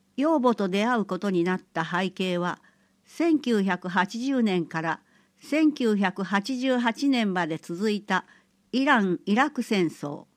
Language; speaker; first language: Japanese; early bilingual, other home language; Persian